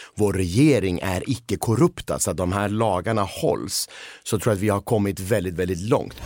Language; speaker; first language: Swedish; early bilingual, other home language; Persian